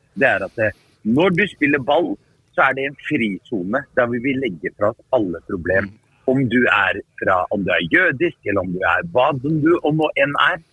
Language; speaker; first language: Norwegian; early bilingual, other home language; Arabic